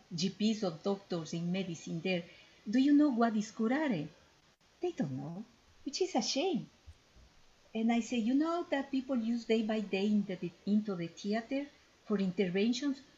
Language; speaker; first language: English; non-native, fluent; Spanish